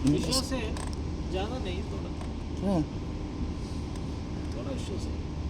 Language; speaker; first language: Hindi; non-native, local second language; Malayalam